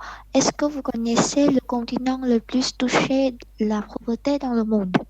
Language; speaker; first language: French; non-native, learner; Vietnamese